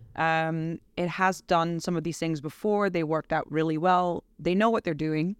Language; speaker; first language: English; non-native, fluent; Dutch